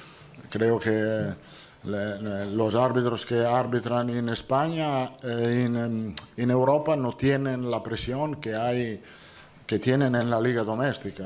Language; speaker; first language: Spanish; non-native, fluent; Italian